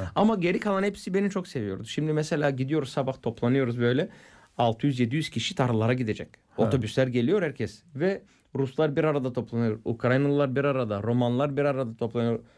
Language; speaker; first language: Turkish; non-native, fluent; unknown